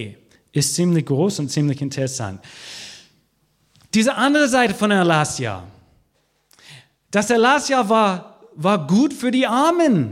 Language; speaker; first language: German; non-native, fluent; English